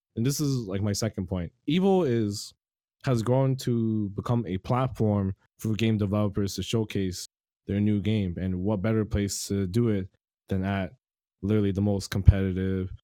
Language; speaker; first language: English; native; English